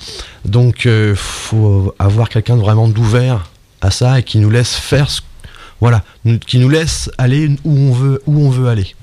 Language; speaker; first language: French; native; French